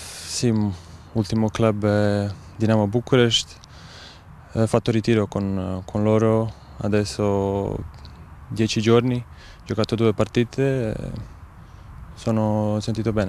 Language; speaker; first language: Italian; non-native, learner; Croatian